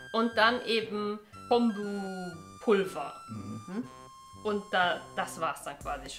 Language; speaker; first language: German; native; German